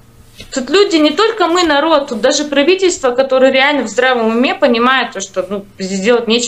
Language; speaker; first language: Russian; native; Russian